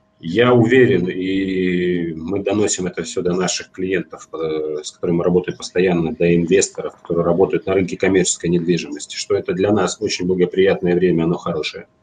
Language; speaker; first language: Russian; native; Russian